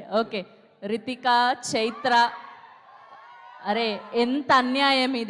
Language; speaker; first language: Telugu; native; Telugu